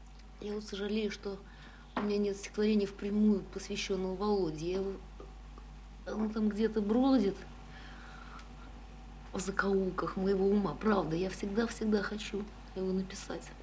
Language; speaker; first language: Russian; native; Russian